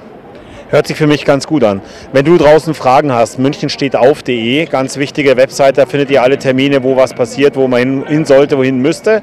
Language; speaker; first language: German; native; German